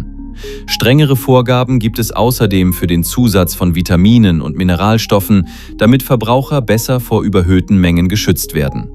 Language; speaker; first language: German; native; German